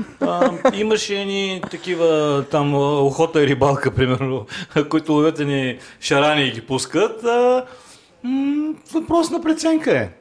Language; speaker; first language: Bulgarian; native; Bulgarian